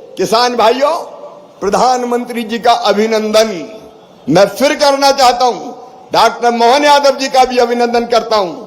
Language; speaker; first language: Hindi; native; Hindi